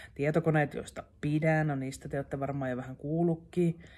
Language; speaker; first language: Finnish; native; Finnish